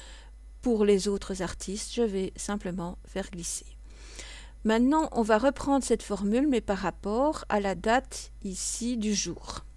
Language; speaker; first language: French; native; French